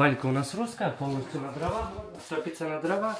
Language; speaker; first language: Russian; native; Russian